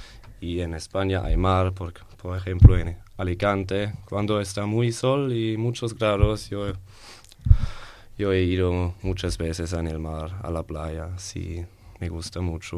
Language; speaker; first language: Spanish; non-native, learner; German